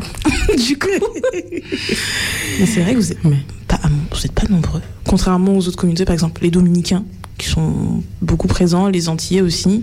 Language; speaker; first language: French; native; French